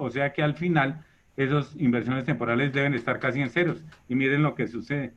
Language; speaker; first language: Spanish; native; Spanish